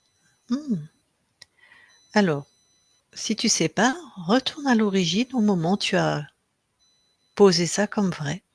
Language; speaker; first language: French; native; French